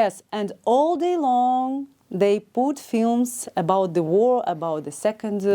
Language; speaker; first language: English; non-native, learner; Ukrainian